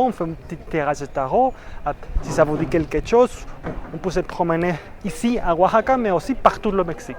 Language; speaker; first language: French; non-native, fluent; Spanish